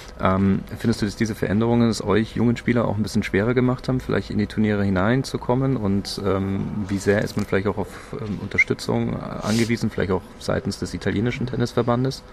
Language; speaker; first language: German; native; German